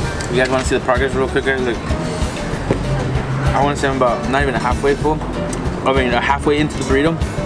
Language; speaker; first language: English; early bilingual, other home language; Spanish